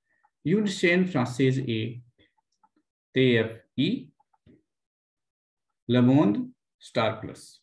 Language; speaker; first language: French; non-native, fluent; Hindi